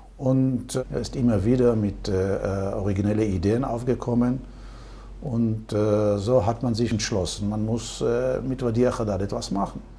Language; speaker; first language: German; non-native, fluent; Hebrew